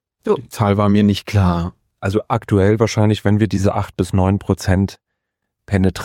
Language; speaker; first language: German; native; German